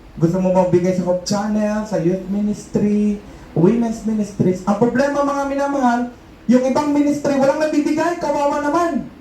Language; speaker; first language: Filipino; non-native, local second language; Cebuano